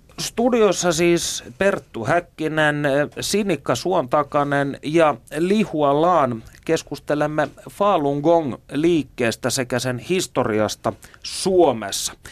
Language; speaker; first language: Finnish; native; Finnish